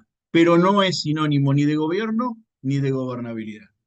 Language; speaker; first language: Spanish; native; Spanish